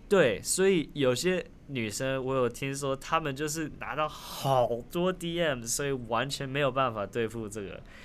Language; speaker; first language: Chinese; early bilingual, other home language; Min Nan Chinese